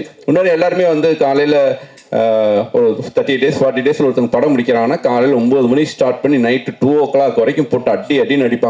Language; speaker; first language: Tamil; native; Tamil